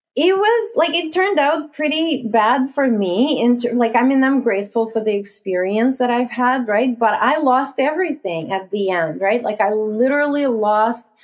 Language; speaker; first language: English; non-native, fluent; Russian